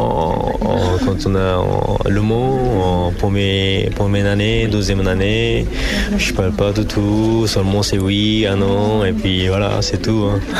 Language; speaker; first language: French; non-native, learner; Japanese